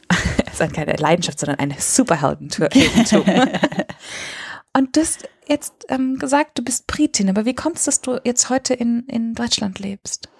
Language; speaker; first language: German; native; German